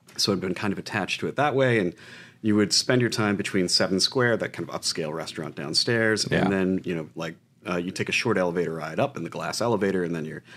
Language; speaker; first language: English; native; English